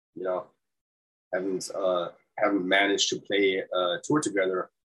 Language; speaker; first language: English; non-native, fluent; German